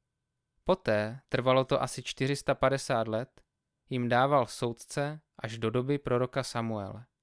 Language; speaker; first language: Czech; native; Czech